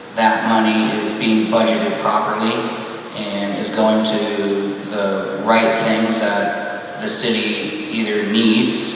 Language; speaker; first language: English; native; English